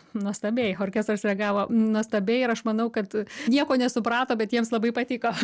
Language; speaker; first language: Lithuanian; native; Lithuanian